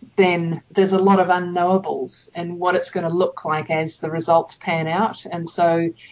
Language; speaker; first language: English; native; English